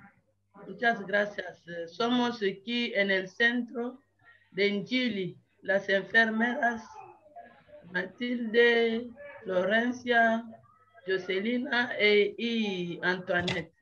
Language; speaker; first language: Spanish; non-native, learner; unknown